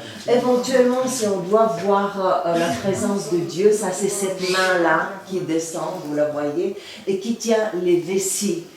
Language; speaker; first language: French; non-native, fluent; Bulgarian